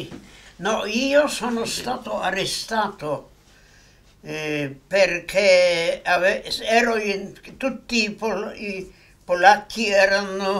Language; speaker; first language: Italian; non-native, fluent; Polish